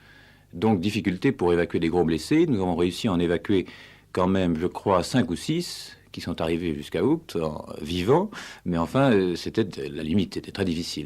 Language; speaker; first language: French; native; French